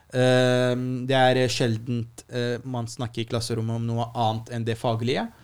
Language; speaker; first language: Norwegian; non-native, fluent; Arabic